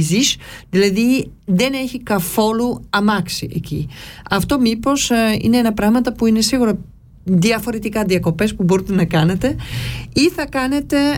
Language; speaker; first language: Greek; early bilingual, heritage; Greek